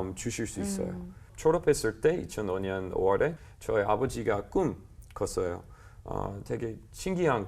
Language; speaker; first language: Korean; non-native, learner; English